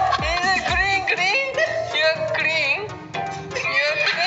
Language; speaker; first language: English; non-native, learner; Japanese